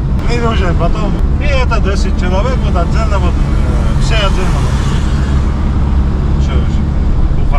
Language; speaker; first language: Russian; non-native, fluent; Georgian